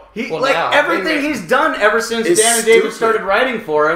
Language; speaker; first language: English; native; English